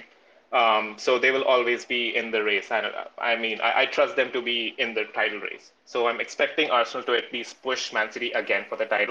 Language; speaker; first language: English; non-native, local second language; Hindi